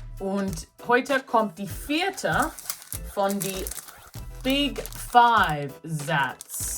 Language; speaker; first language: German; non-native, learner; English